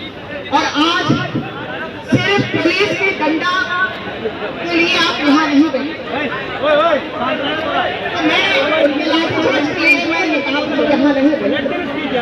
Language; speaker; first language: Hindi; non-native, local second language; Telugu